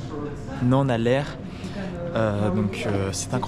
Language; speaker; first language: French; native; French